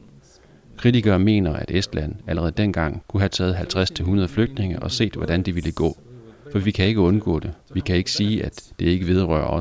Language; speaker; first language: Danish; native; Danish